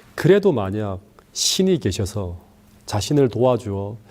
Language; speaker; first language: Korean; native; Korean